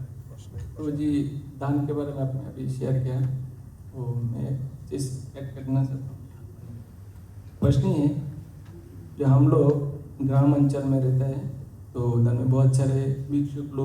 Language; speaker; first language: Hindi; non-native, local second language; Bangla